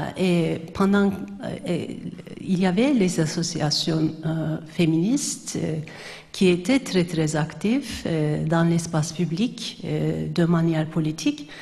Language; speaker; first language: French; non-native, fluent; Turkish